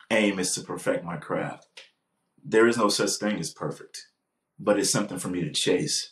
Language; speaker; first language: English; native; English